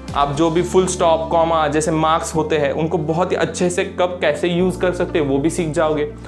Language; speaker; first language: Hindi; non-native, local second language; Marathi